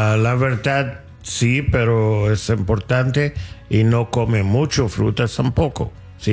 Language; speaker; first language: Spanish; non-native, learner; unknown